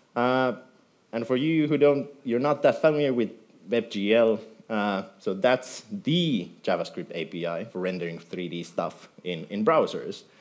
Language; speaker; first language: English; non-native, fluent; Finnish